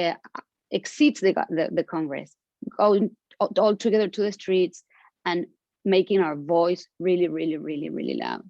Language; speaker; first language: English; non-native, fluent; Spanish